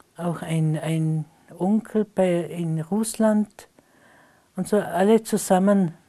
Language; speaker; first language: German; non-native, local second language; Slovenian